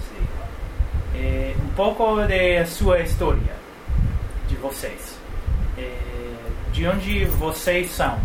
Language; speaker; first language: Portuguese; non-native, learner; Spanish